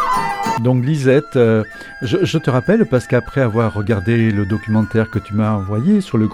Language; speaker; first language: French; native; French